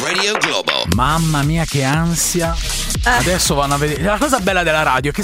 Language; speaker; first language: Italian; native; Italian